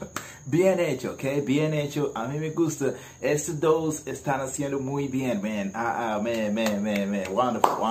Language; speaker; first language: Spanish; non-native, learner; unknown